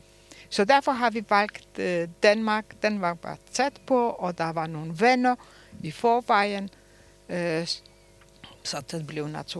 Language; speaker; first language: Danish; non-native, fluent; Polish